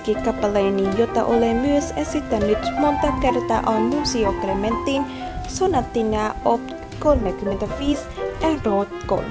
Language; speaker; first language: Finnish; non-native, learner; Vietnamese